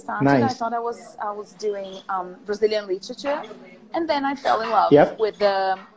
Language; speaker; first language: English; non-native, fluent; Portuguese